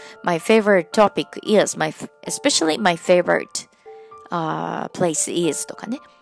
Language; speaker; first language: English; non-native, fluent; Japanese